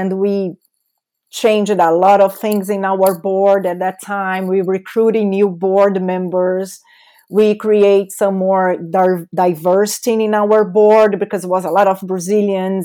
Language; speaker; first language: English; non-native, fluent; Portuguese